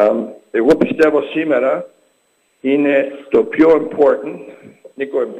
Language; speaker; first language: Greek; early bilingual, heritage; English